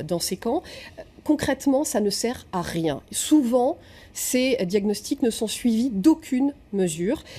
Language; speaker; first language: French; native; French